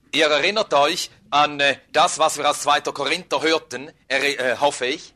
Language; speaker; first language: German; native; German